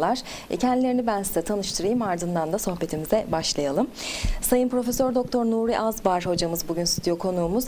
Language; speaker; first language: Turkish; native; Turkish